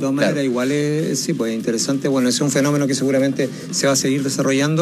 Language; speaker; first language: Spanish; native; Spanish